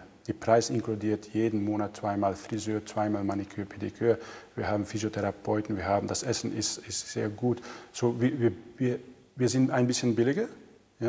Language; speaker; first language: German; non-native, fluent; Hungarian